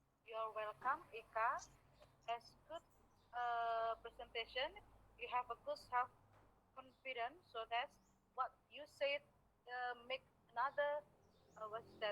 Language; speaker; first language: English; non-native, fluent; Indonesian